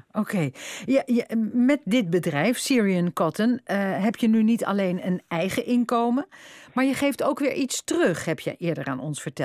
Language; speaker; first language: Dutch; native; Dutch